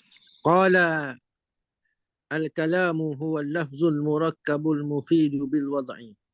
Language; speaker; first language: Arabic; non-native, fluent; Malay